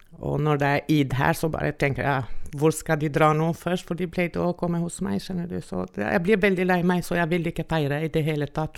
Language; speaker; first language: Norwegian; non-native, fluent; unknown